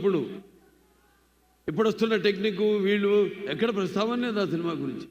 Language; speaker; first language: Telugu; native; Telugu